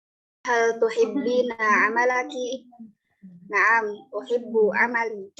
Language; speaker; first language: Arabic; non-native, learner; Indonesian